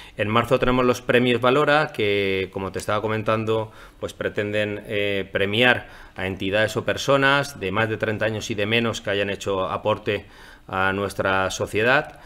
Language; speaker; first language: Spanish; non-native, local second language; Catalan